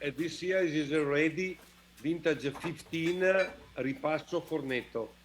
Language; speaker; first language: English; non-native, learner; Italian